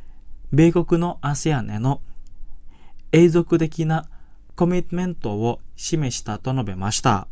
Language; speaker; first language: Japanese; non-native, fluent; Indonesian